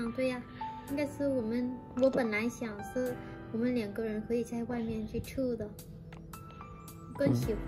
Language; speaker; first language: Chinese; non-native, fluent; Vietnamese